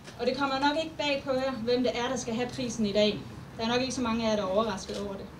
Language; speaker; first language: Danish; native; Danish